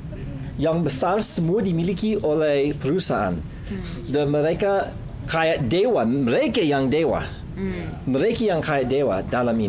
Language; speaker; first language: Indonesian; non-native, fluent; English